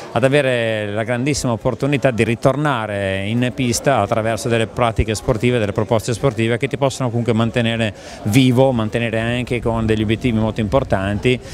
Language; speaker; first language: Italian; native; Italian